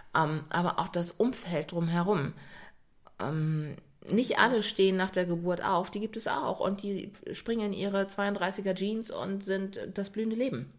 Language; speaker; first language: German; native; German